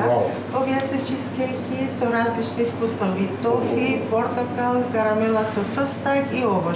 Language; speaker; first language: Macedonian; non-native, fluent; Armenian